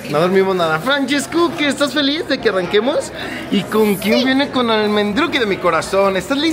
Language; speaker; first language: Spanish; native; Spanish